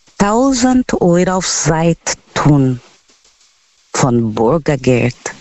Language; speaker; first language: German; non-native, fluent; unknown